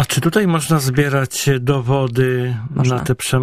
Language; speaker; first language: Polish; native; Polish